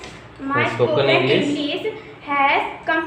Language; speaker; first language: English; non-native, learner; Hindi